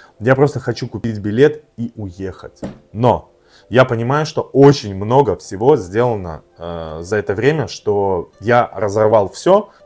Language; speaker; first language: Russian; native; Russian